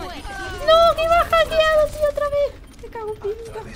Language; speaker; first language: Spanish; native; Spanish